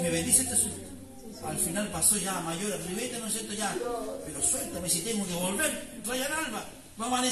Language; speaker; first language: Spanish; native; Spanish